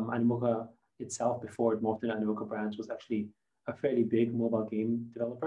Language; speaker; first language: English; non-native, fluent; German